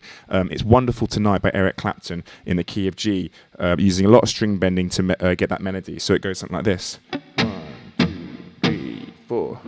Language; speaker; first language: English; native; English